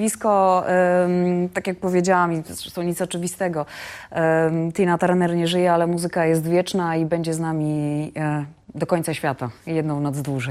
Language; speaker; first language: Polish; native; Polish